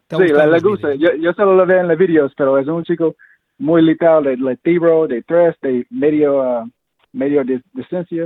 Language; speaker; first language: Spanish; non-native, fluent; English